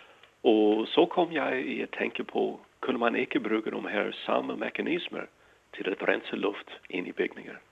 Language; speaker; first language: Danish; non-native, fluent; English